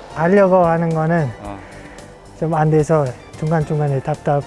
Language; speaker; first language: Korean; non-native, fluent; Uzbek